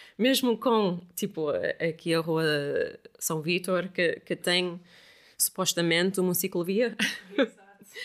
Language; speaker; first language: Portuguese; non-native, fluent; English